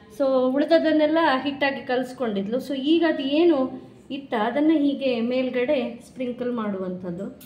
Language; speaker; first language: Kannada; non-native, local second language; Konkani